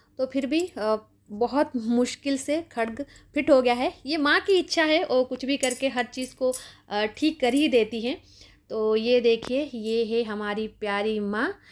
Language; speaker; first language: Hindi; non-native, local second language; Bangla